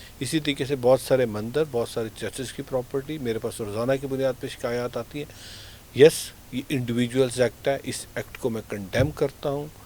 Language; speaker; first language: Urdu; non-native, local second language; Punjabi